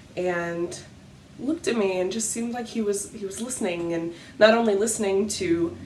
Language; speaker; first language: English; native; English